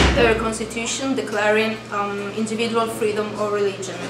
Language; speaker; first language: English; non-native, fluent; Italian